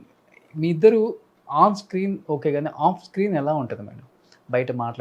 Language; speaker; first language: Telugu; native; Telugu